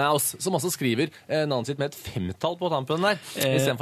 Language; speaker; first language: Norwegian; native; Norwegian